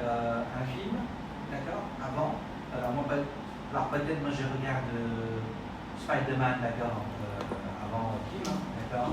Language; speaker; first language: French; non-native, fluent; Khmer